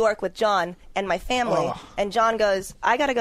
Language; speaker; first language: English; native; English